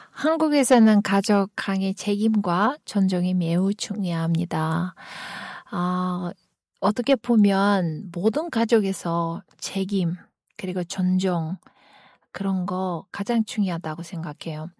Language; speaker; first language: Korean; non-native, fluent; Kyrgyz